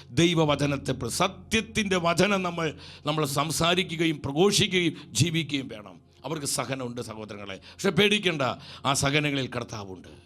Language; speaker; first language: Malayalam; native; Malayalam